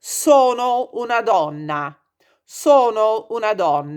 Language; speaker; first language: Italian; non-native, fluent; English